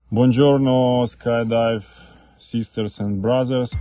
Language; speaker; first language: English; non-native, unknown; Ukrainian